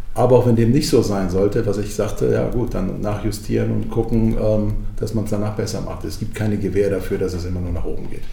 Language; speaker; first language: German; early bilingual, other home language; Croatian